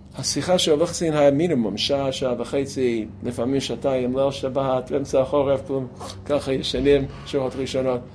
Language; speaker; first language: Hebrew; non-native, fluent; English